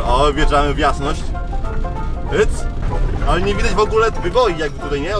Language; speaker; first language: Polish; native; Polish